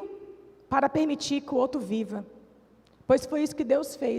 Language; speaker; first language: Portuguese; native; Portuguese